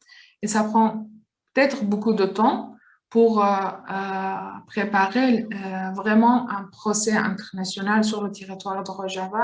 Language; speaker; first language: French; non-native, learner; Kurdish